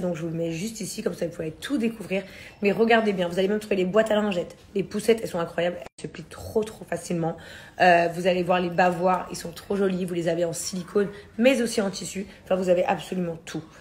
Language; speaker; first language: French; native; French